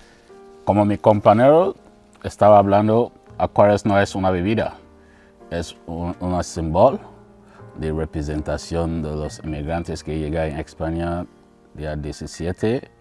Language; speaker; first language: Spanish; non-native, learner; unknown